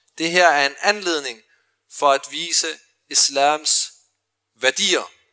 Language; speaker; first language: Danish; early bilingual, other home language; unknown